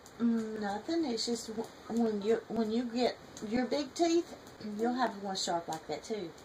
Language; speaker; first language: English; native; English